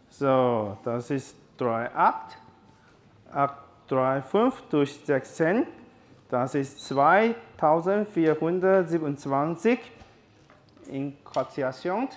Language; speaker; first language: German; non-native, learner; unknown